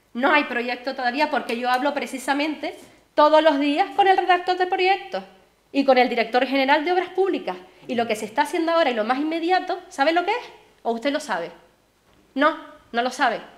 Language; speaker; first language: Spanish; native; Spanish